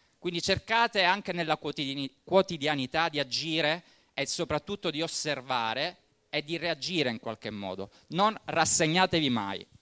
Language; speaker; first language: Italian; native; Italian